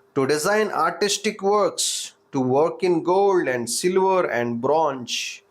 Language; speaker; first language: English; non-native, local second language; Telugu